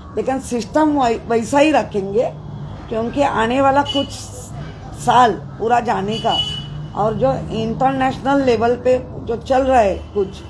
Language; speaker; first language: Hindi; non-native, local second language; Marathi